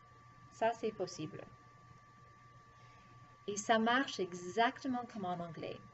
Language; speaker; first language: French; non-native, fluent; English